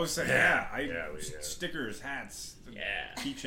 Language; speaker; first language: English; native; English